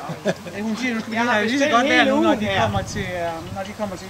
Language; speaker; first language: Danish; native; Danish